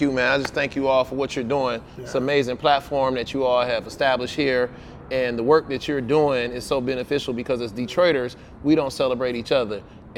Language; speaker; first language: English; native; English